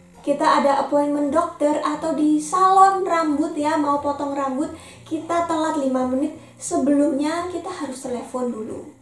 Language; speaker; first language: Indonesian; native; Indonesian